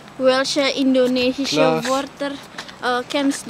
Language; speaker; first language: German; non-native, learner; Indonesian